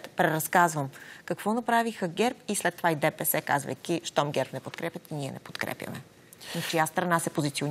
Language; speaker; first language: Bulgarian; native; Bulgarian